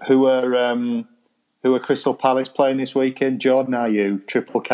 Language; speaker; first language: English; native; English